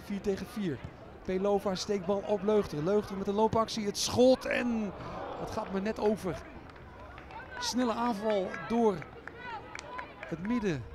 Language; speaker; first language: Dutch; native; Dutch